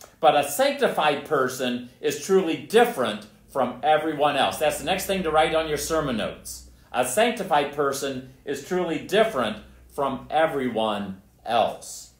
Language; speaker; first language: English; native; English